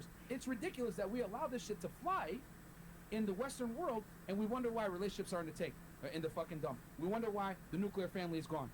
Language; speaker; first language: English; native; English